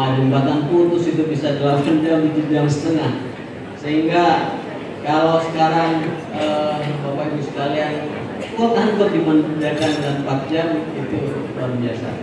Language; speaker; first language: Indonesian; non-native, local second language; Madurese